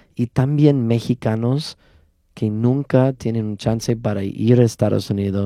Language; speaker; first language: Spanish; non-native, learner; English